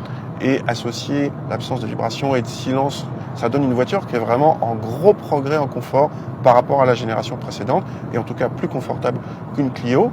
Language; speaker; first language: French; native; French